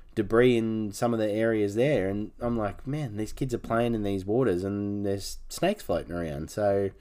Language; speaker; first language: English; native; English